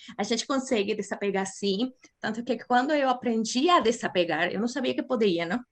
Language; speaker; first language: Portuguese; non-native, fluent; Spanish